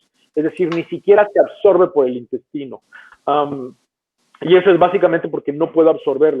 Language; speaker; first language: Spanish; native; Spanish